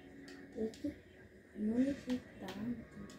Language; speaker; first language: Spanish; early bilingual, heritage; Spanish